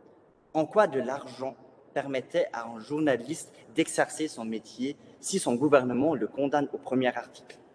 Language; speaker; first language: French; native; French